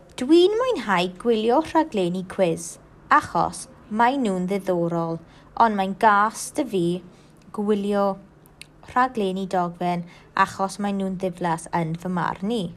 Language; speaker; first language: Welsh; non-native, local second language; English